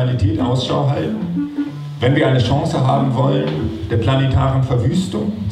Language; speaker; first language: German; native; German